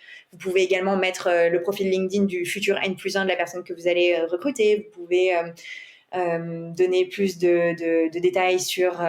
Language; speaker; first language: French; native; French